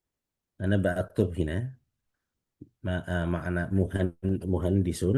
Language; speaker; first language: Arabic; non-native, fluent; Indonesian